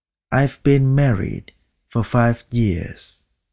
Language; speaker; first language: English; non-native, fluent; Vietnamese